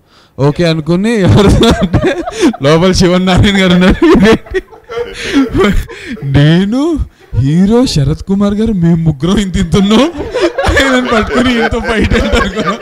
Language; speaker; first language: Telugu; native; Telugu